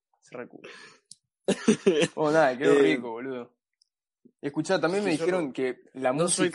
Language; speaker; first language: Spanish; native; Spanish